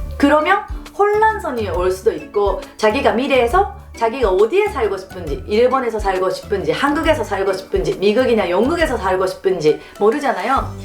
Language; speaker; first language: Korean; non-native, fluent; Japanese